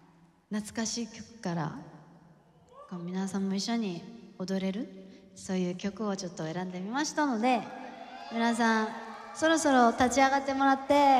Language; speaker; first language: Japanese; non-native, fluent; Korean